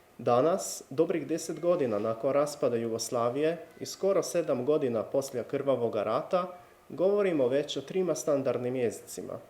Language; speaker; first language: Bosnian; non-native, fluent; Hungarian